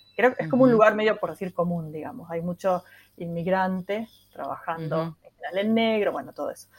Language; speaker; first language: Spanish; non-native, local second language; German